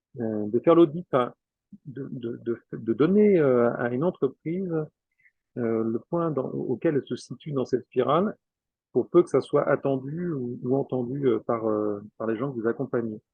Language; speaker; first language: French; native; French